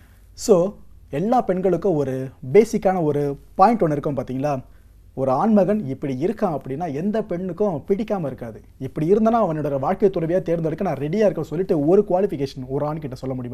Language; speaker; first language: Tamil; native; Tamil